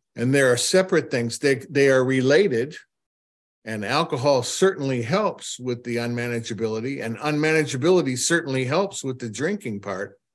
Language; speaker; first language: English; native; English